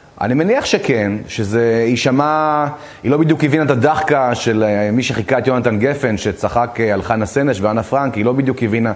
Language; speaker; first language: Hebrew; native; Hebrew